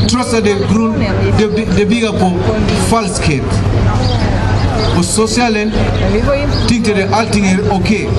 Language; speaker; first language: Swedish; non-native, fluent; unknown